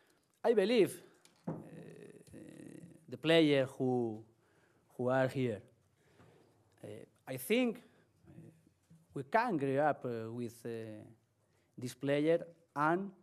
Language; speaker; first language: English; non-native, learner; Spanish